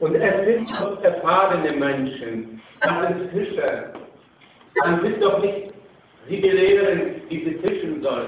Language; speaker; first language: German; non-native, fluent; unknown